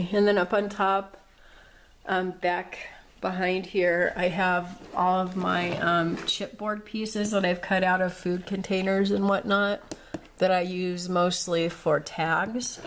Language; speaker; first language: English; native; English